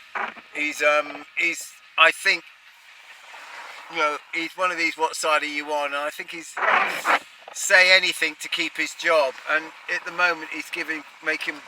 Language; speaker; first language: English; native; English